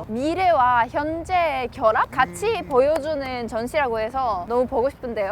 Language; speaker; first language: Korean; non-native, fluent; Polish